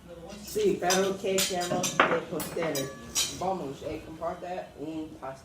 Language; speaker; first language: Spanish; non-native, learner; English